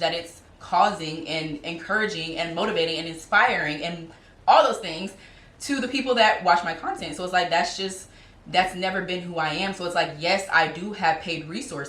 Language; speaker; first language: English; native; English